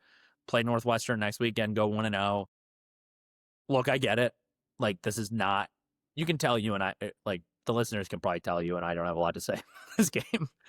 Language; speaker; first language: English; native; English